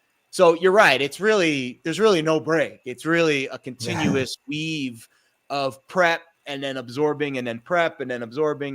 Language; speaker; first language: English; native; English